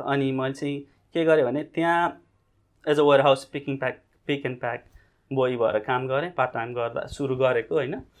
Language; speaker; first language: English; non-native, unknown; Nepali